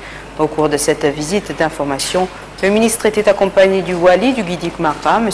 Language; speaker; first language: French; non-native, local second language; Arabic